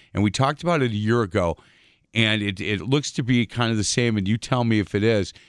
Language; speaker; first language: English; native; English